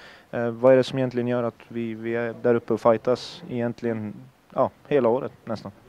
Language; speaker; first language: Swedish; native; Swedish